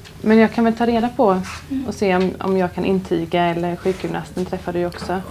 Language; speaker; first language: Swedish; native; Swedish